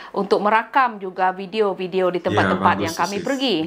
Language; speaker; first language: Malay; non-native, local second language; Iban